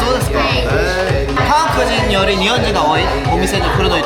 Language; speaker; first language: Japanese; non-native, learner; Korean